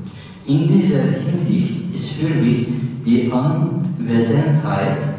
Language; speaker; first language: German; non-native, learner; Turkish